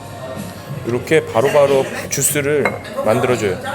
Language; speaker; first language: Korean; native; Korean